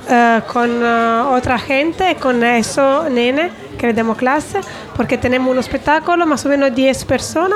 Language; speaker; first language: Spanish; non-native, fluent; Italian